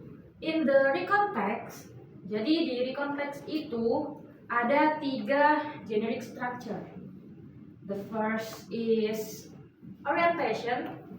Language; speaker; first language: English; non-native, learner; Indonesian